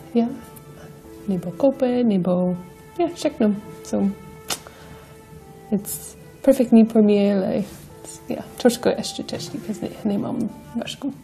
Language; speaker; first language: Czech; non-native, learner; English